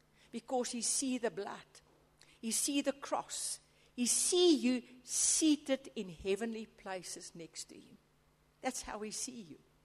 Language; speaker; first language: English; non-native, local second language; Afrikaans